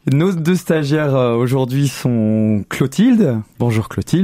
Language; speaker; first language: French; native; French